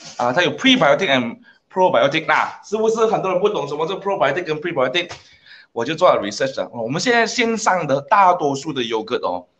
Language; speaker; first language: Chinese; non-native, local second language; English